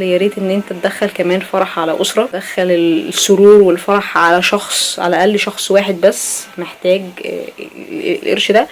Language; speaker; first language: Arabic; native; Arabic